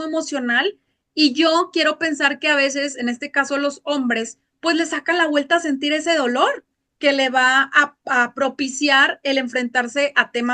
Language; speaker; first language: Spanish; native; Spanish